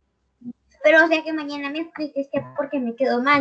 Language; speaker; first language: Spanish; native; Spanish